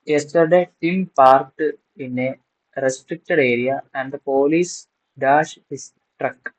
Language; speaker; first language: English; non-native, local second language; Malayalam